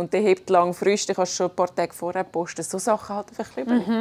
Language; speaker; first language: German; native; German